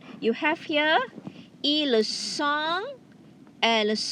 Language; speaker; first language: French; non-native, fluent; Malay